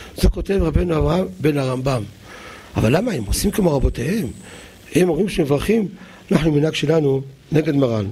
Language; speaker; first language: Hebrew; native; Hebrew